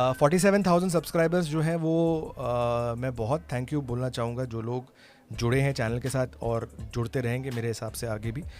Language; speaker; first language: Hindi; non-native, local second language; Tamil